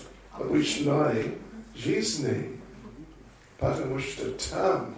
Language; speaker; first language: Russian; non-native, learner; English